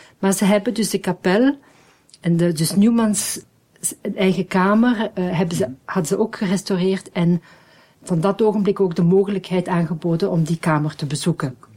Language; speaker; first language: Dutch; native; Dutch